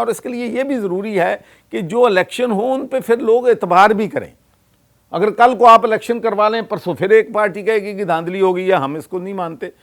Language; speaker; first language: Urdu; non-native, local second language; Punjabi